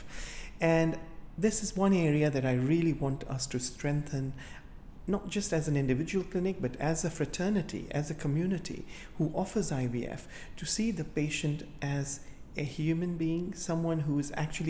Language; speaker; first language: English; non-native, local second language; Gujarati